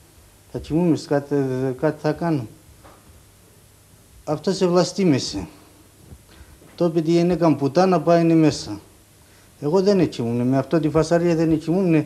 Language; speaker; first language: Greek; non-native, learner; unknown